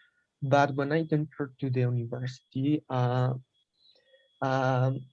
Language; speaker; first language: English; non-native, learner; Spanish